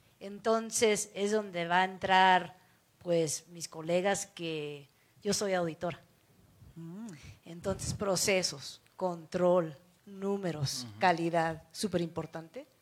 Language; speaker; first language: Spanish; early bilingual, heritage; Spanish